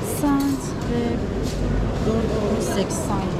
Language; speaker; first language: Turkish; non-native, learner; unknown